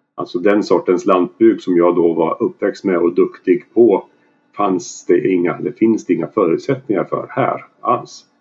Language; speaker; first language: Swedish; native; Swedish